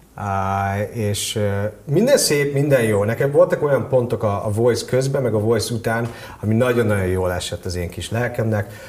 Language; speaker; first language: Hungarian; early bilingual, heritage; Hungarian